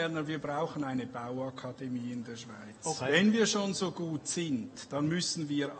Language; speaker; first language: German; native; German